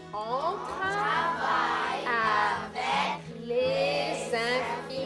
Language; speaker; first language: French; non-native, learner; English